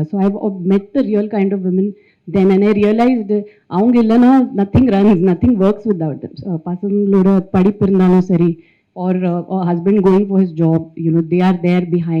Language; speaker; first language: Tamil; non-native, fluent; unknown